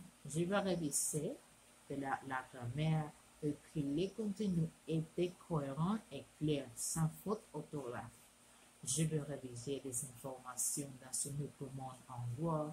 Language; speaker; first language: French; non-native, learner; Spanish